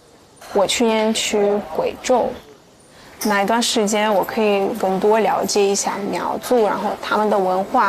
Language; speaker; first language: Chinese; non-native, fluent; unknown